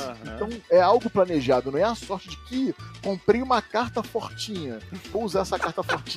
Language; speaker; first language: Portuguese; native; Portuguese